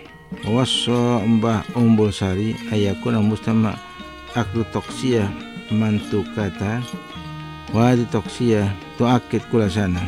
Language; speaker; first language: Arabic; non-native, learner; Indonesian